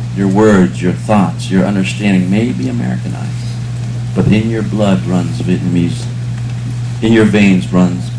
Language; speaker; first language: English; early bilingual, other home language; Vietnamese